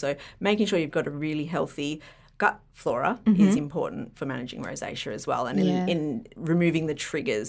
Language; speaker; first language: English; native; English